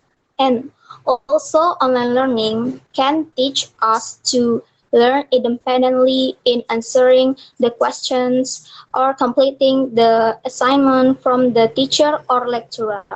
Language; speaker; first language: English; non-native, learner; Indonesian